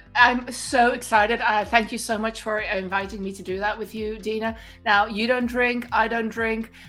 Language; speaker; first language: English; non-native, fluent; Dutch